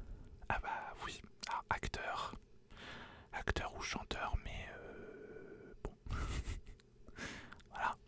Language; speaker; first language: French; native; French